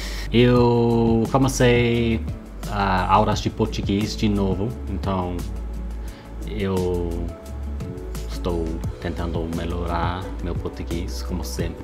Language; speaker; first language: Portuguese; non-native, learner; English